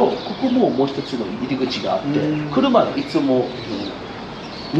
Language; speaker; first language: Japanese; non-native, learner; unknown